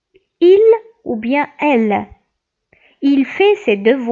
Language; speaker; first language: French; non-native, local second language; Arabic